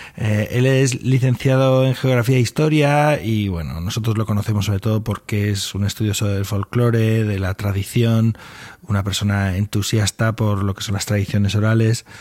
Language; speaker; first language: Spanish; native; Spanish